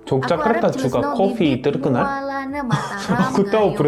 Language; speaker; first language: Indonesian; non-native, learner; Korean